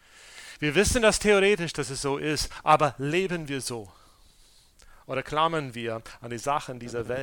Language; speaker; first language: German; non-native, fluent; English